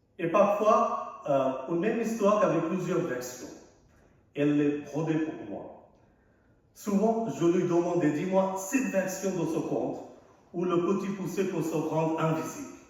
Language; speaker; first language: French; non-native, fluent; Arabic